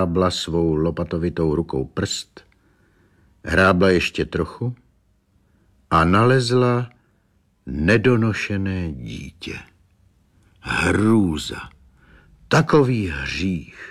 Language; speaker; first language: Czech; native; Czech